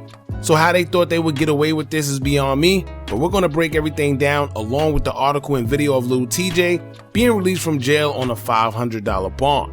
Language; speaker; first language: English; native; English